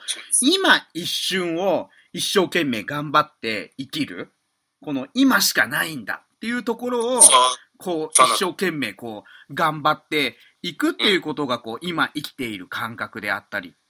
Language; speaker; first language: Japanese; native; Japanese